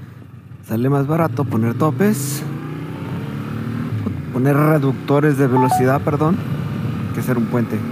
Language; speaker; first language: Spanish; native; Spanish